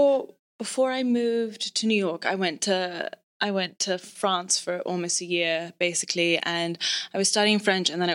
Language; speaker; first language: English; native; English